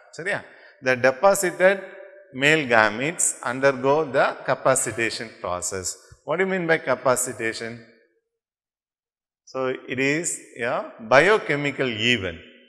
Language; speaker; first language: English; non-native, local second language; Tamil